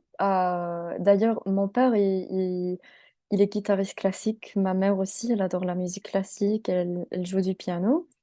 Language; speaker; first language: French; non-native, local second language; English